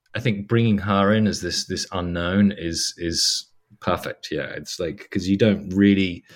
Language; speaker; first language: English; native; English